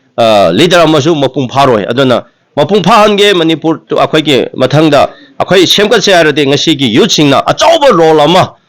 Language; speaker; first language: Manipuri; non-native, local second language; Tangkhul Naga (India)